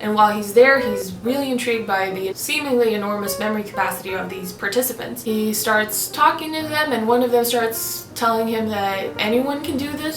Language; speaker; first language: English; non-native, fluent; Swedish